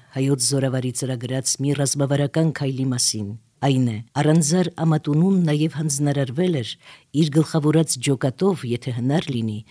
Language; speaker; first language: Armenian; native; Armenian